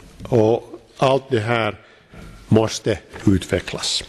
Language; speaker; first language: Swedish; non-native, local second language; Finnish